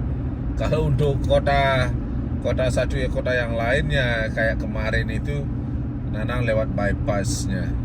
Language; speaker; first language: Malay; non-native, local second language; Balinese